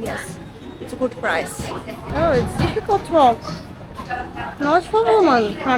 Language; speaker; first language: English; non-native, learner; Russian